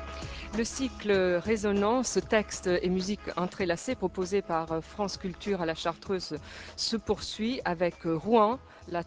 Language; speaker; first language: French; native; French